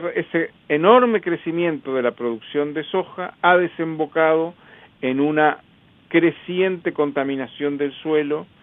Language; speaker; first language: Spanish; native; Spanish